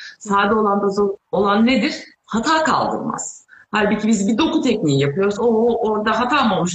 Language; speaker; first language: Turkish; native; Turkish